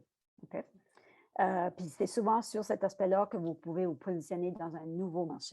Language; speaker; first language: French; native; French